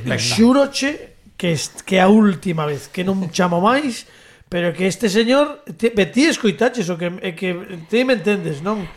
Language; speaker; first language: Galician; native; Galician